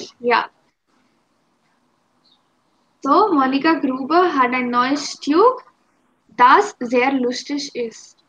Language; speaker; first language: German; non-native, fluent; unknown